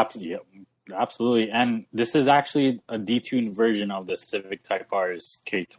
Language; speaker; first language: English; native; English